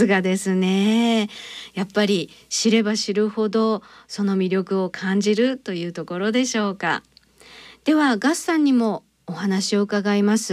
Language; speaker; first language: Japanese; native; Japanese